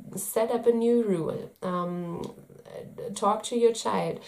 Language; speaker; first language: English; non-native, fluent; German